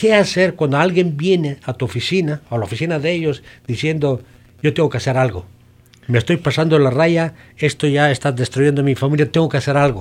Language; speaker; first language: Spanish; native; Spanish